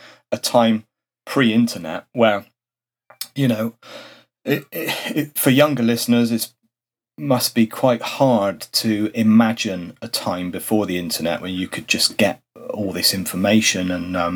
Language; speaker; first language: English; native; English